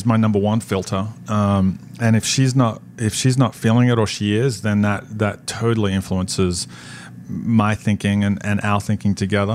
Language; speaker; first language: English; native; English